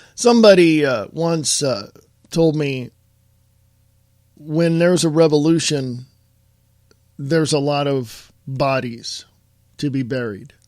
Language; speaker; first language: English; native; English